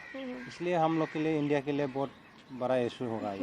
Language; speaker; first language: Hindi; non-native, local second language; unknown